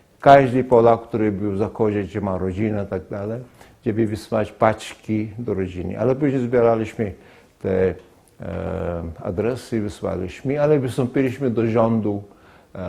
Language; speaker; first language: Polish; non-native, fluent; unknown